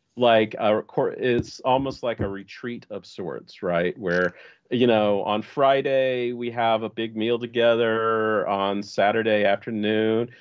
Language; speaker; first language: English; native; English